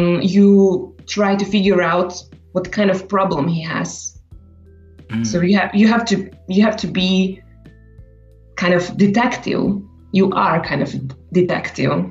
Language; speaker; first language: English; non-native, fluent; Slovak